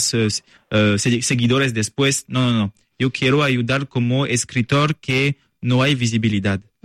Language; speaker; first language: Spanish; non-native, learner; French